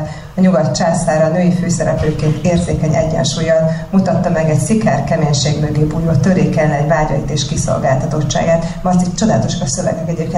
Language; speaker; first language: Hungarian; native; Hungarian